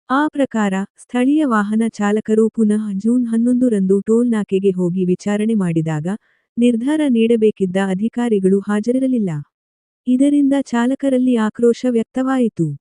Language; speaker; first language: Kannada; non-native, local second language; Marathi